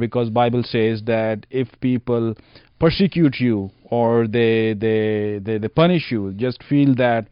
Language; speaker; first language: English; non-native, local second language; Punjabi